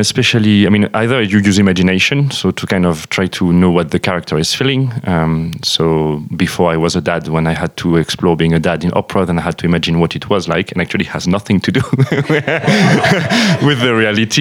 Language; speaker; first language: English; non-native, fluent; French